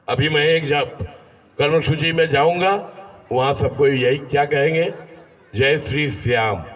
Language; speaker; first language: Hindi; non-native, local second language; Bangla